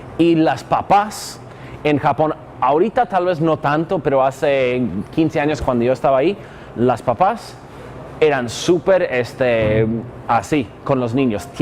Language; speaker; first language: Spanish; non-native, fluent; English